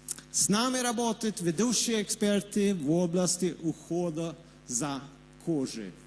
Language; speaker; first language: Russian; non-native, fluent; Swedish